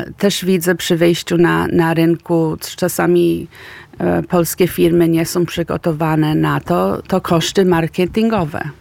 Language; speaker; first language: Polish; early bilingual, heritage; Polish